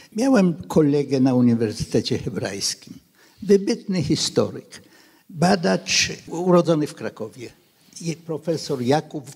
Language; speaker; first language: Polish; non-native, local second language; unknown